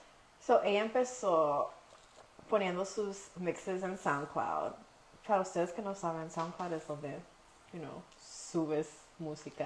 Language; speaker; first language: Spanish; early bilingual, heritage; Spanish